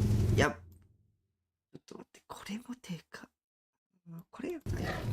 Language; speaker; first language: Japanese; non-native, learner; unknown